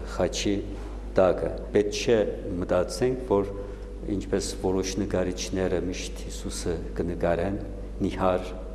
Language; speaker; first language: Armenian; early bilingual, heritage; Armenian